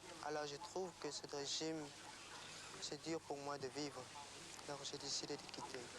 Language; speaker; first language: French; non-native, local second language; Khmer